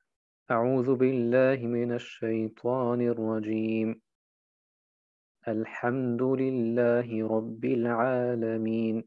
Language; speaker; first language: Arabic; non-native, fluent; German